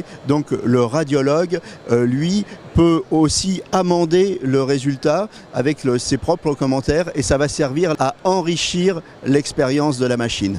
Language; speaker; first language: French; native; French